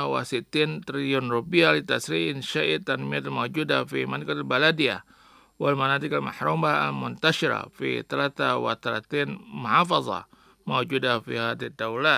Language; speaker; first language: Arabic; non-native, fluent; Indonesian